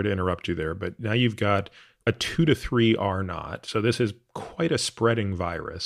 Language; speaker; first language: English; native; English